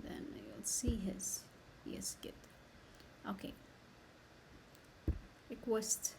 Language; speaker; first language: English; non-native, learner; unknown